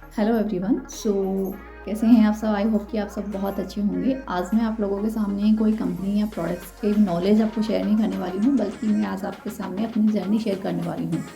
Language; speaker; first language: Hindi; non-native, local second language; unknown